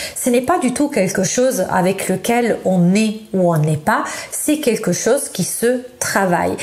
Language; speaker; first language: French; non-native, fluent; Italian